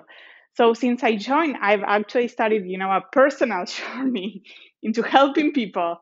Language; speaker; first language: English; non-native, fluent; Spanish